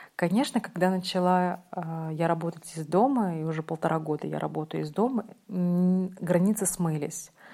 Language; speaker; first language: Russian; native; Russian